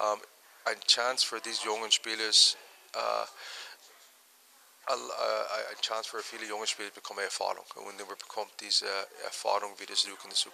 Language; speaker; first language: German; non-native, learner; English